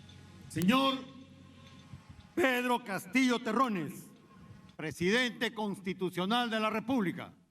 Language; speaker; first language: Spanish; native; Spanish